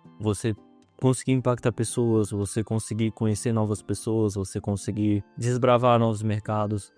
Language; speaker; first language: Portuguese; native; Portuguese